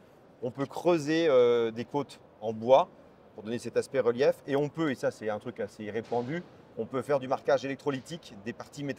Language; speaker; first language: French; native; French